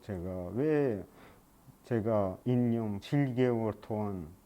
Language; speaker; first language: Korean; non-native, learner; Persian